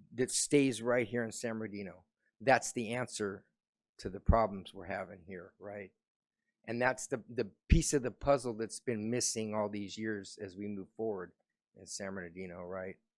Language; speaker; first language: English; native; English